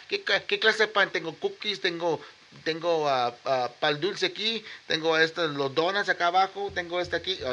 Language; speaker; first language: Spanish; early bilingual, other home language; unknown